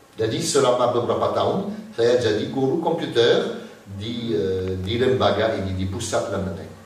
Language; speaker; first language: Indonesian; non-native, fluent; French